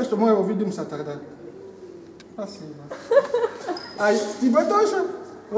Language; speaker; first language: Russian; non-native, learner; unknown